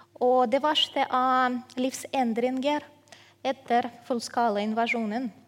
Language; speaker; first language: Norwegian; non-native, fluent; Ukrainian